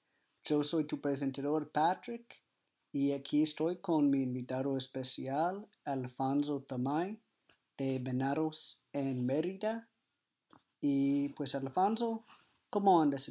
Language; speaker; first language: Spanish; non-native, learner; English